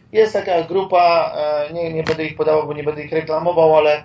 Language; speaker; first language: Polish; native; Polish